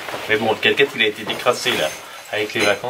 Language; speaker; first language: French; native; French